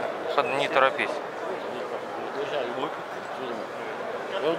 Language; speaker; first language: Russian; native; Russian